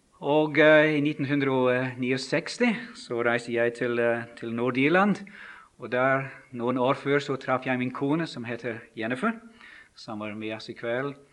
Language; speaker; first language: Norwegian; non-native, fluent; English